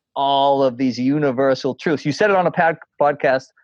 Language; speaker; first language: English; native; English